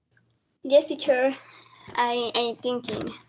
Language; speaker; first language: English; non-native, learner; Spanish